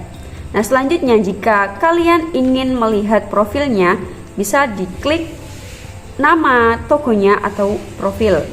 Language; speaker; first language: Indonesian; native; Indonesian